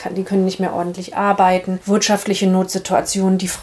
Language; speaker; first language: German; native; German